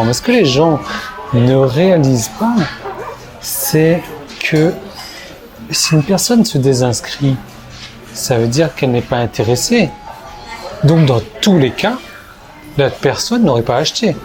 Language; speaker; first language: French; native; French